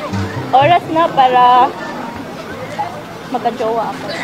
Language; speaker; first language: Filipino; non-native, local second language; Cebuano